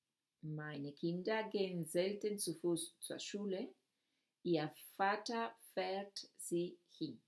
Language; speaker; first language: German; non-native, fluent; Spanish